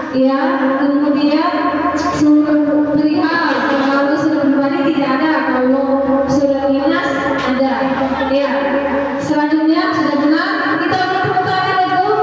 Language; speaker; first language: Indonesian; native; Indonesian